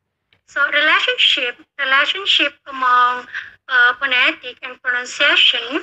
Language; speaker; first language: English; non-native, learner; Indonesian